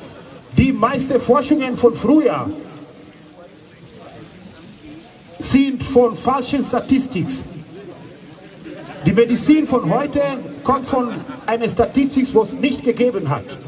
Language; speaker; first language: German; non-native, fluent; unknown